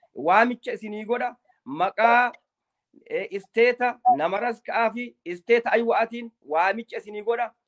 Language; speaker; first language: Oromo; native; Oromo